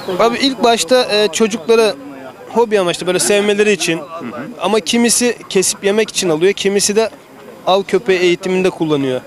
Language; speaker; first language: Turkish; native; Turkish